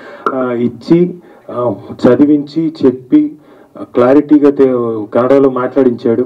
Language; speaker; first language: Telugu; native; Telugu